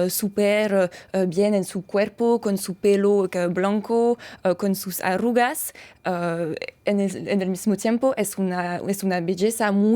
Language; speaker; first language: Spanish; non-native, fluent; French